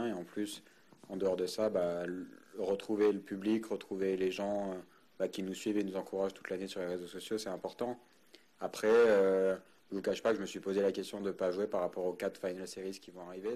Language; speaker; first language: French; native; French